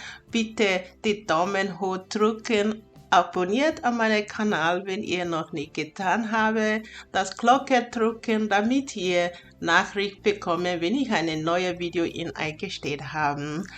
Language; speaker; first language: German; non-native, fluent; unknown